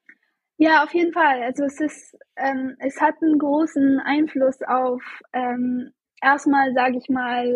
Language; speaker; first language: German; non-native, fluent; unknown